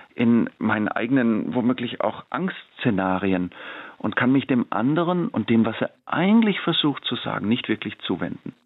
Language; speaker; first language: German; native; German